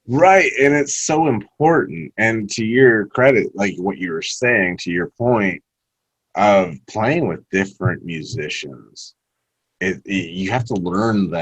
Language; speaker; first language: English; native; English